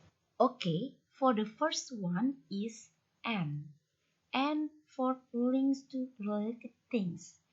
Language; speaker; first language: English; non-native, learner; Indonesian